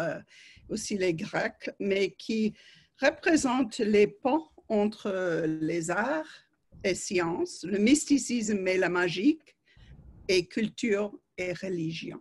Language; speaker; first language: French; non-native, fluent; English